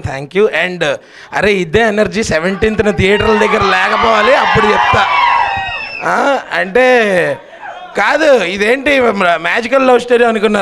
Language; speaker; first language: Telugu; native; Telugu